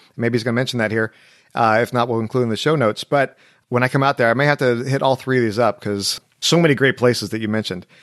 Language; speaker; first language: English; native; English